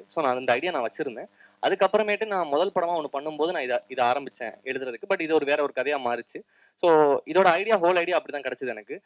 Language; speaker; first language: Tamil; native; Tamil